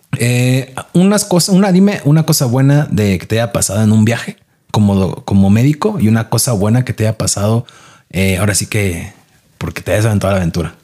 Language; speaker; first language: Spanish; native; Spanish